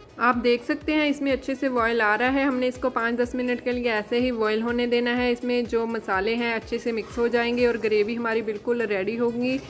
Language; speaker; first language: Hindi; non-native, local second language; Punjabi